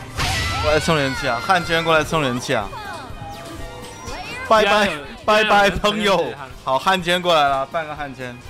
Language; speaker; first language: Chinese; native; Chinese